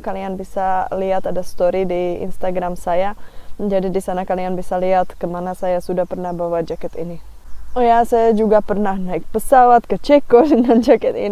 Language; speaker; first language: Indonesian; non-native, fluent; Czech